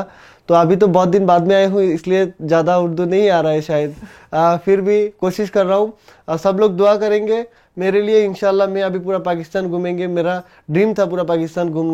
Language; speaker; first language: Hindi; non-native, learner; Bangla